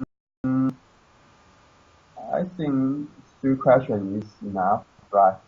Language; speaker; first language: English; non-native, learner; Chinese